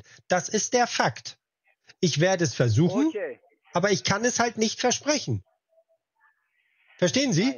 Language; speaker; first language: German; native; German